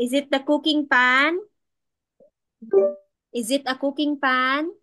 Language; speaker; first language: English; non-native, local second language; Filipino